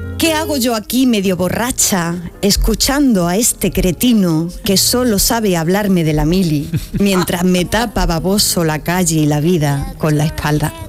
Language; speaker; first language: Spanish; native; Spanish